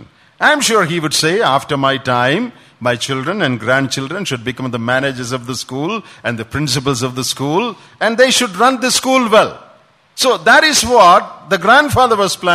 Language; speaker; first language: English; non-native, local second language; Malayalam